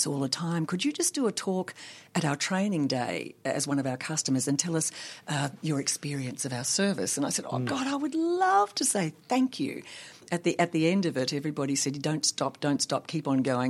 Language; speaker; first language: English; native; English